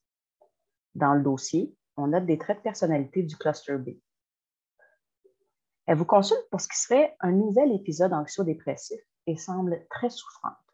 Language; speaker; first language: French; native; French